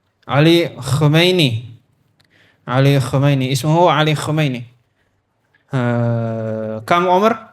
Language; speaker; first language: Arabic; non-native, learner; Indonesian